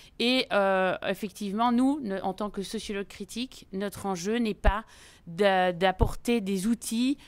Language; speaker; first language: French; native; French